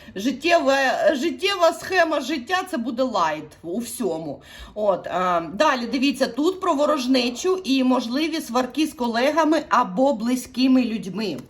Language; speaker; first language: Ukrainian; non-native, local second language; Russian